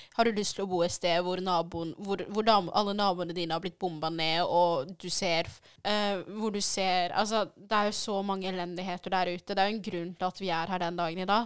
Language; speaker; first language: Norwegian; early bilingual, other home language; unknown